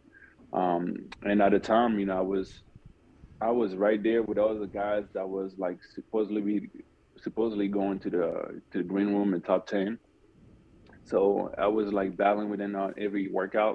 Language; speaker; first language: English; non-native, fluent; French